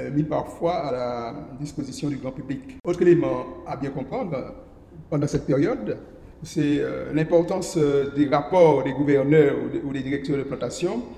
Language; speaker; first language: French; native; French